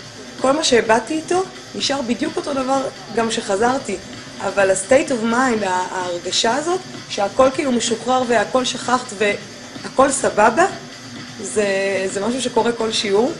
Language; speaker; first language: Hebrew; native; Hebrew